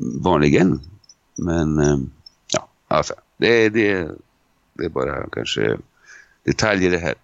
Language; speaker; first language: Swedish; non-native, fluent; Italian